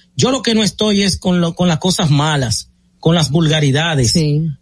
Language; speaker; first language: Spanish; native; Spanish